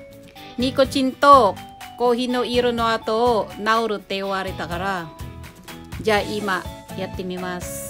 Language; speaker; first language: Japanese; non-native, fluent; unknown